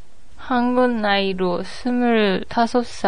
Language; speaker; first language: Korean; non-native, learner; Japanese